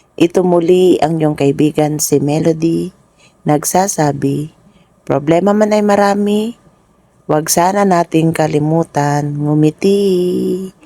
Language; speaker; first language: Filipino; non-native, local second language; Iloko